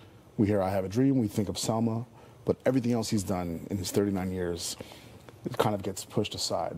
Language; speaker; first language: English; native; English